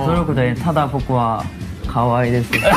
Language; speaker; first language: Japanese; non-native, learner; Korean